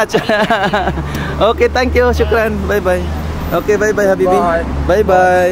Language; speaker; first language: English; non-native, learner; Filipino